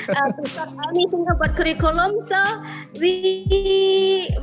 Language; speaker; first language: English; non-native, learner; Indonesian